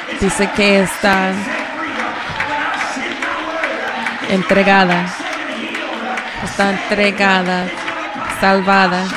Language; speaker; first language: Spanish; non-native, learner; English